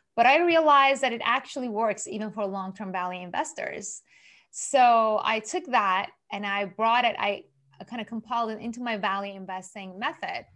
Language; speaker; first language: English; non-native, fluent; Persian